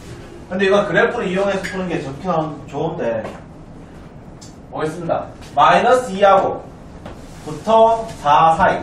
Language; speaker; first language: Korean; native; Korean